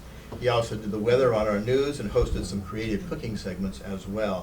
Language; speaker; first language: English; native; English